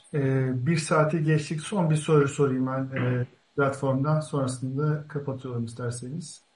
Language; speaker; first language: Turkish; native; Turkish